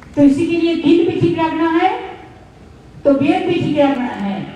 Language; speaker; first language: Hindi; non-native, local second language; Bangla